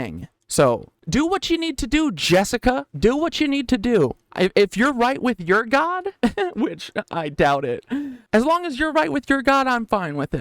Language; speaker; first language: English; native; English